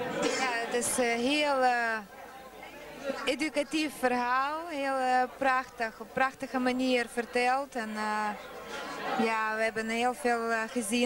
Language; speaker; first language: Dutch; non-native, fluent; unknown